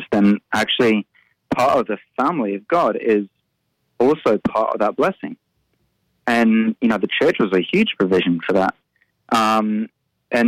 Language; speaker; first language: English; native; English